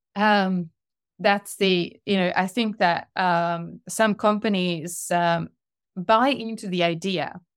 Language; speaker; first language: English; non-native, fluent; Italian